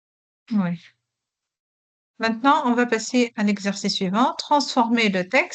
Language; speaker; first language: French; non-native, local second language; Arabic